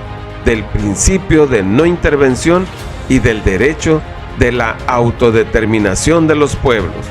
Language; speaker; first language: Spanish; native; Spanish